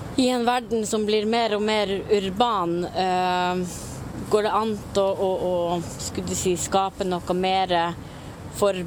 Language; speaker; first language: Norwegian; native; Norwegian